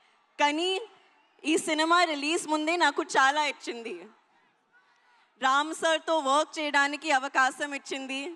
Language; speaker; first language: Telugu; non-native, learner; Hindi